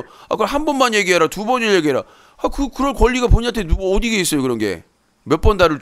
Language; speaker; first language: Korean; native; Korean